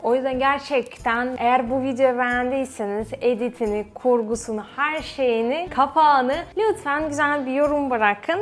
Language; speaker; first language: Turkish; non-native, fluent; Russian